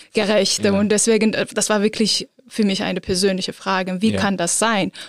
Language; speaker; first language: German; non-native, fluent; Azerbaijani